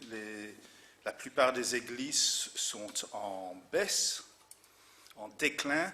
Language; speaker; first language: French; non-native, fluent; English